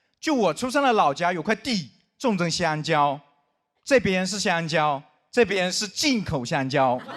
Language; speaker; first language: Chinese; non-native, local second language; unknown